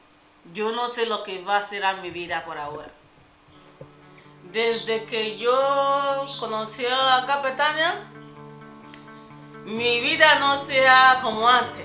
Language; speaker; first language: Spanish; non-native, learner; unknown